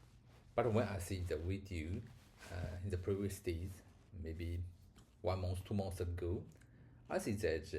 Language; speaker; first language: English; non-native, learner; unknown